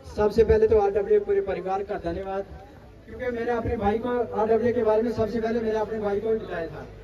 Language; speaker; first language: Hindi; non-native, local second language; Punjabi